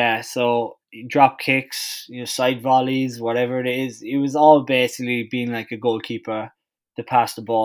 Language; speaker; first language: English; native; English